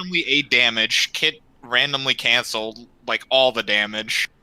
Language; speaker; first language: English; native; English